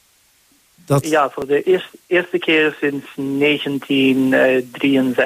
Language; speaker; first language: Dutch; non-native, fluent; English